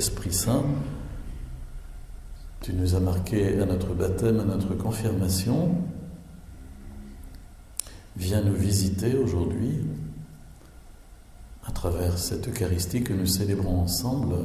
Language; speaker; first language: French; native; French